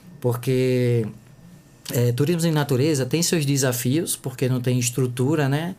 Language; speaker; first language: Portuguese; native; Portuguese